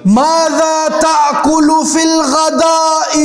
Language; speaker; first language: Arabic; non-native, fluent; Urdu